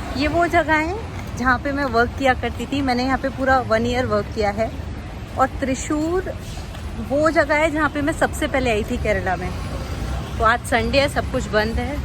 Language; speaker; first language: Hindi; native; Hindi